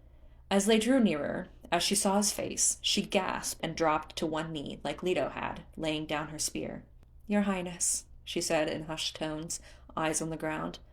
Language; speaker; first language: English; native; English